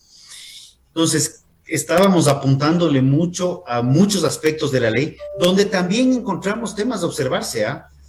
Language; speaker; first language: Spanish; native; Spanish